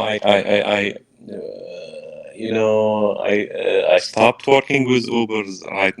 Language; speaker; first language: English; non-native, learner; Arabic